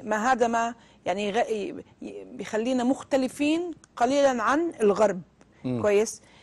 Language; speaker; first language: Arabic; native; Arabic